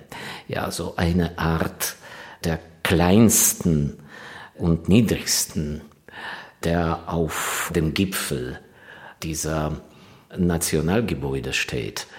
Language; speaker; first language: German; non-native, fluent; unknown